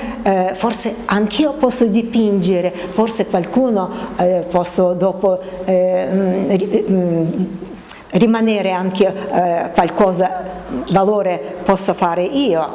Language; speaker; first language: Italian; non-native, learner; Russian